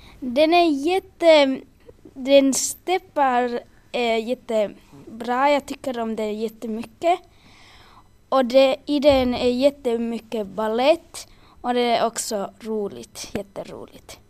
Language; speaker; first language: Swedish; non-native, local second language; Finnish